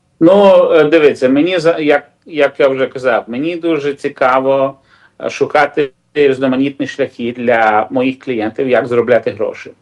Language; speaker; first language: Ukrainian; non-native, local second language; Russian